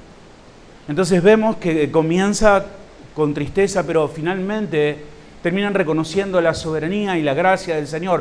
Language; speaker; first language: Spanish; native; Spanish